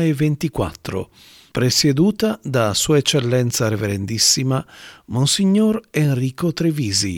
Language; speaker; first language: Italian; native; Italian